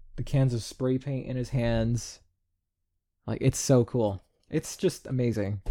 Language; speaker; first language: English; native; English